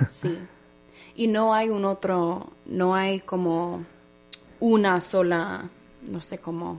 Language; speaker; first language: Spanish; non-native, fluent; English